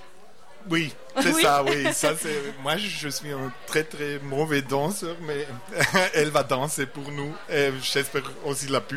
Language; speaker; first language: French; non-native, learner; Portuguese